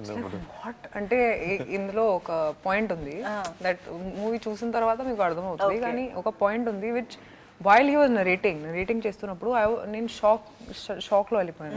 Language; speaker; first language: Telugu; non-native, local second language; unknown